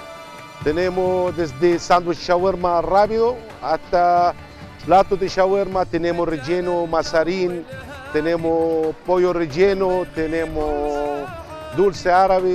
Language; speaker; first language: Spanish; non-native, fluent; Arabic